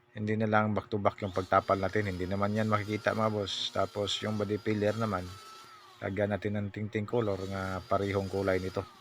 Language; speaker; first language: Filipino; non-native, local second language; Cebuano